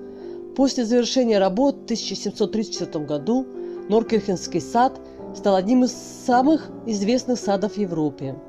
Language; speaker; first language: Russian; native; Russian